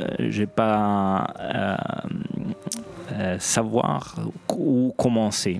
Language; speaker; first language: French; non-native, local second language; Italian